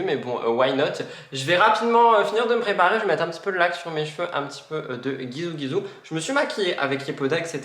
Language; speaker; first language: French; native; French